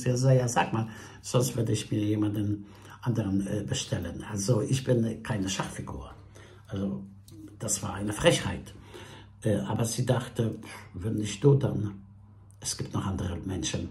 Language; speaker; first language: German; non-native, fluent; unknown